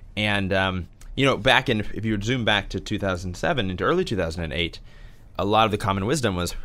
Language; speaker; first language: English; native; English